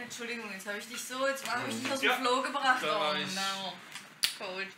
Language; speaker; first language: German; native; German